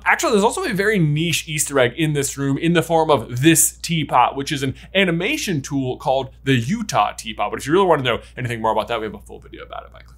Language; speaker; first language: English; native; English